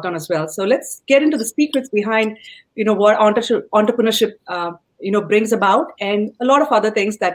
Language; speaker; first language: English; non-native, local second language; Tamil